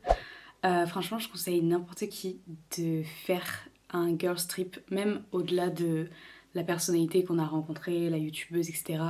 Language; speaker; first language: French; native; French